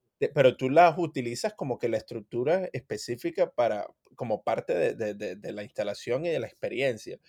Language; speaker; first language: Spanish; native; Spanish